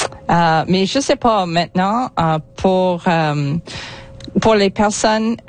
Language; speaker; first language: French; non-native, learner; English